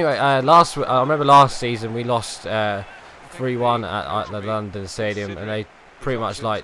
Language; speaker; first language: English; native; English